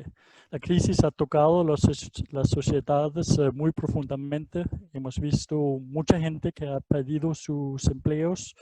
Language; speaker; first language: Spanish; non-native, fluent; Danish